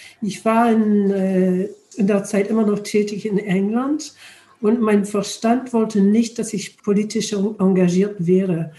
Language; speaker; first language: German; non-native, learner; English